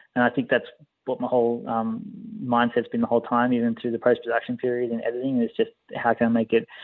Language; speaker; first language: English; native; English